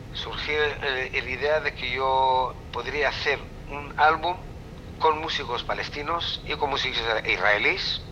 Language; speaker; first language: Spanish; non-native, fluent; Hebrew